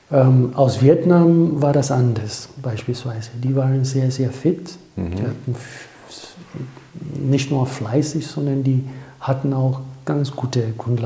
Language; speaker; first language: German; non-native, fluent; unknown